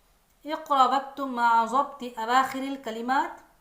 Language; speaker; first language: Arabic; non-native, fluent; Urdu